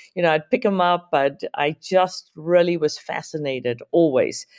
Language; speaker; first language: English; native; English